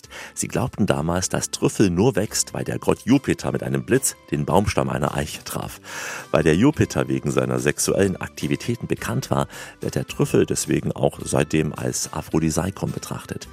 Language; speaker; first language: German; native; German